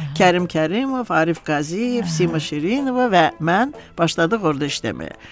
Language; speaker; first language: Azerbaijani; non-native, local second language; Russian